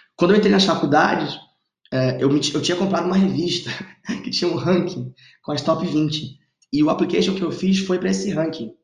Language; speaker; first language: Portuguese; native; Portuguese